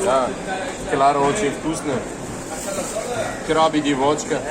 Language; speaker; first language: Russian; non-native, learner; Arabic